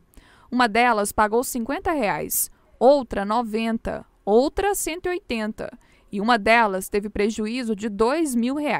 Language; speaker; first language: Portuguese; native; Portuguese